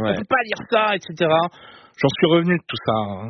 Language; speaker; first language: French; native; French